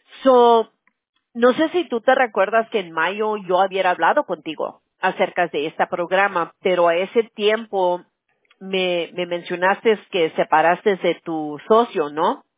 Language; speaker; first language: Spanish; early bilingual, other home language; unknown